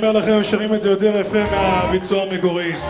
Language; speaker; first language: Hebrew; native; Hebrew